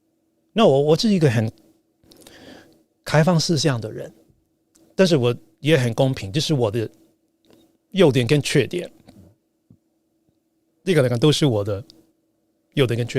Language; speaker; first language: Chinese; non-native, fluent; English